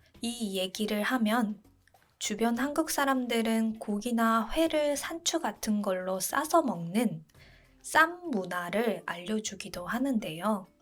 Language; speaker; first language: Korean; non-native, fluent; Japanese